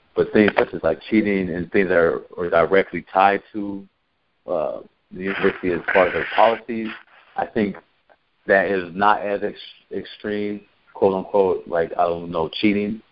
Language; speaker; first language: English; native; English